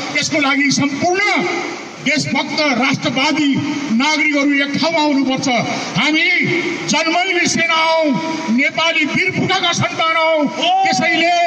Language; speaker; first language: Nepali; native; Nepali